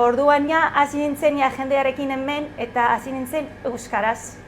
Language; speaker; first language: Basque; non-native, learner; Arabic